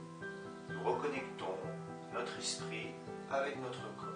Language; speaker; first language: French; native; French